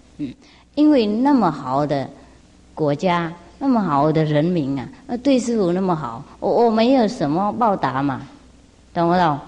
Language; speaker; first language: Chinese; non-native, fluent; Vietnamese